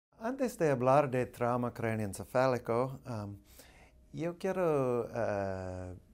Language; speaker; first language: Spanish; non-native, fluent; English